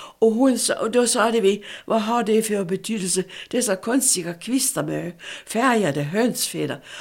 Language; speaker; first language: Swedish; non-native, fluent; German